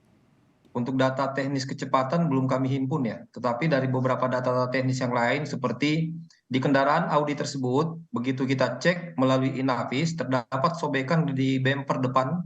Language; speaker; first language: Indonesian; native; Indonesian